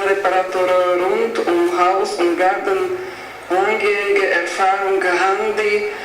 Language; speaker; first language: German; non-native, learner; Slovak